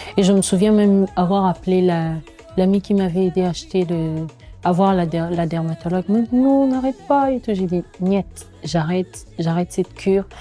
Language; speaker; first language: French; non-native, local second language; Lingala